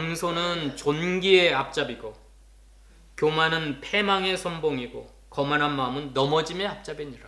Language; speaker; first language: Korean; native; Korean